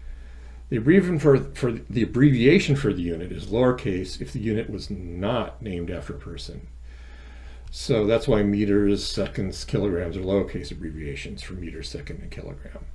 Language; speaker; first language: English; native; English